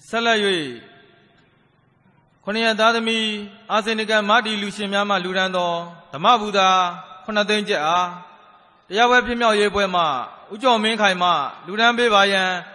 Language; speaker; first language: Burmese; native; Burmese